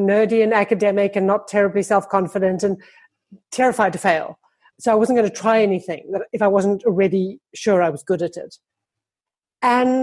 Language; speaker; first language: English; native; English